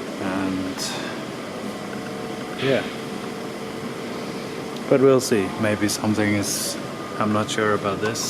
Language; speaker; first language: English; non-native, fluent; Icelandic